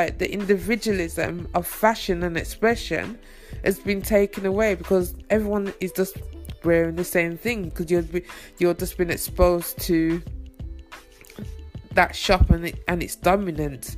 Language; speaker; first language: English; native; English